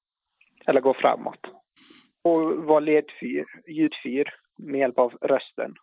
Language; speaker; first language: Swedish; non-native, fluent; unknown